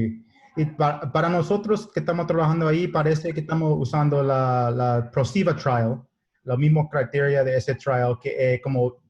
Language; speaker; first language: Spanish; non-native, learner; English